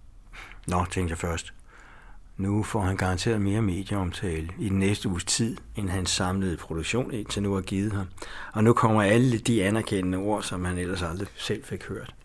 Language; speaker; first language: Danish; native; Danish